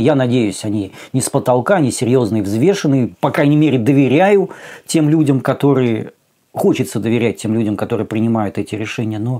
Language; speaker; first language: Russian; native; Russian